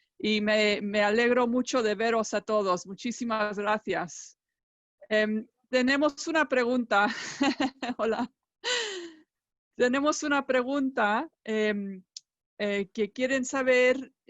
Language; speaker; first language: Spanish; non-native, fluent; English